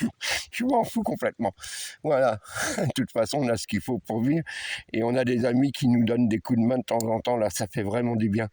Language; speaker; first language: French; native; French